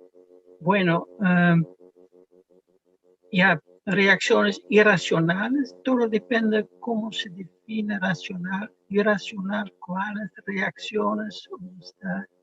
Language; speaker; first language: Spanish; non-native, fluent; Dutch